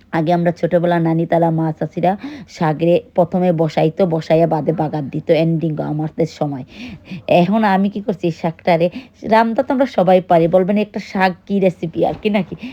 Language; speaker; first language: Bangla; native; Bangla